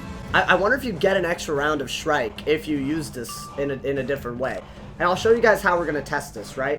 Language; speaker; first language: English; native; English